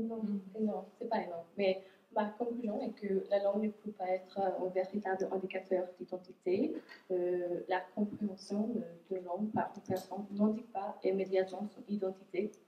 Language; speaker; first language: French; non-native, fluent; English